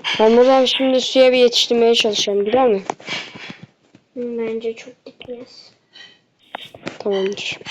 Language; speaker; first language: Turkish; native; Turkish